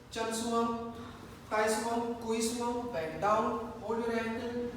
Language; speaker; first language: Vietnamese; non-native, learner; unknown